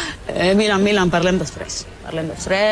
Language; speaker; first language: Catalan; non-native, learner; Spanish